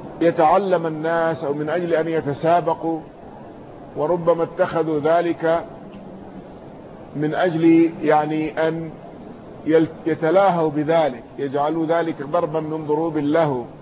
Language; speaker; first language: Arabic; native; Arabic